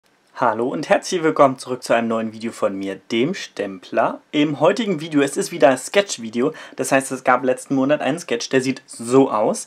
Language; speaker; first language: German; native; German